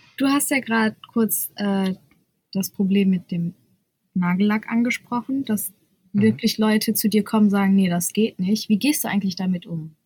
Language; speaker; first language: German; early bilingual, other home language; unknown